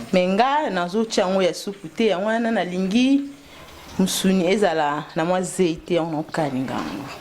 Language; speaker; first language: Lingala; native; Lingala